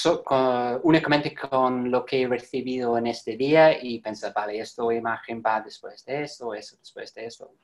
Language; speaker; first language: Spanish; non-native, fluent; English